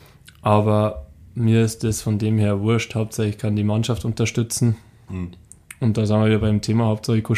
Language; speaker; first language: German; native; German